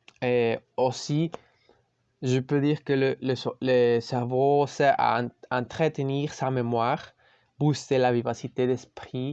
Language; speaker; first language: French; non-native, learner; Spanish